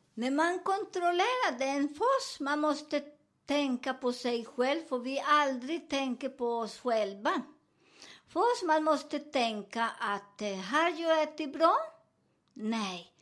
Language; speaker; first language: Swedish; non-native, fluent; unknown